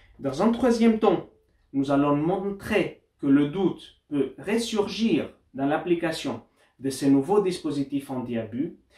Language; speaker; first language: French; non-native, fluent; Greek